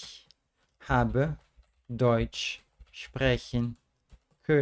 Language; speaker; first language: German; non-native, fluent; Portuguese